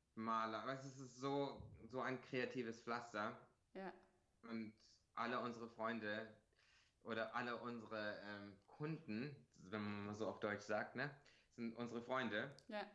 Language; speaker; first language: German; native; German